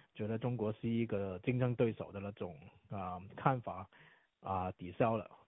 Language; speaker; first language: Chinese; non-native, local second language; Cantonese